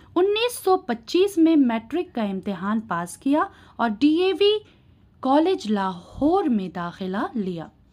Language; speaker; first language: Urdu; native; Urdu